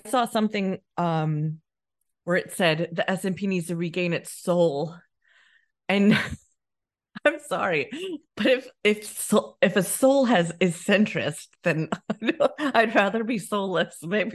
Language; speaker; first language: English; native; English